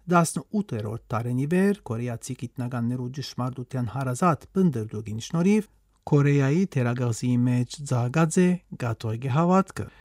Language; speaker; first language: Armenian; early bilingual, heritage; Armenian